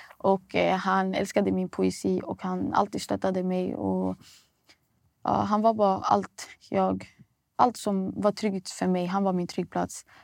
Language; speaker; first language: Swedish; early bilingual, other home language; Somali